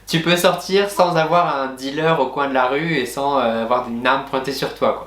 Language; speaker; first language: French; native; French